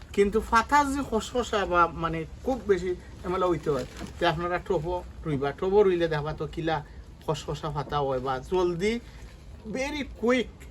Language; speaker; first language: Bangla; non-native, local second language; Sylheti